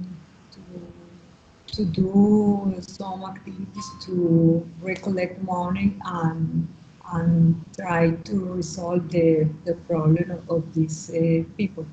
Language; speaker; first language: English; non-native, learner; Spanish